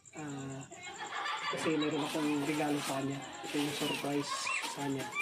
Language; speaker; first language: Filipino; native; Filipino